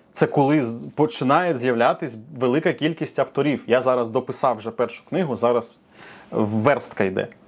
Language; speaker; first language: Ukrainian; non-native, local second language; Russian